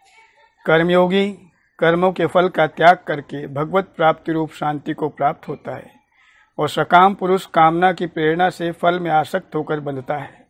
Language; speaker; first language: Hindi; native; Hindi